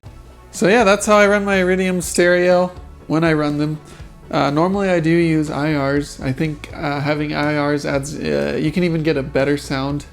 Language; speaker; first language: English; native; English